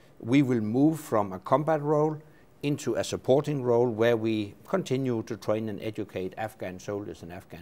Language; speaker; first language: English; non-native, fluent; Danish